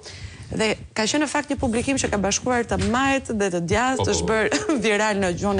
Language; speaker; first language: Albanian; native; Albanian